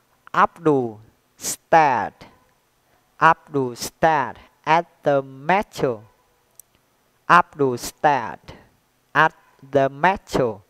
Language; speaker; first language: English; non-native, fluent; Vietnamese